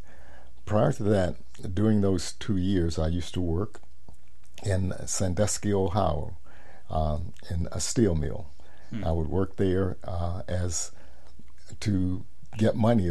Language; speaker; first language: English; native; English